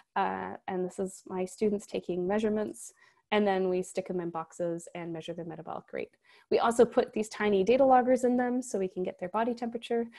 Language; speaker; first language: English; native; English